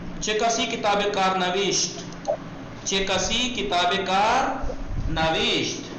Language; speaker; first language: Persian; non-native, fluent; Urdu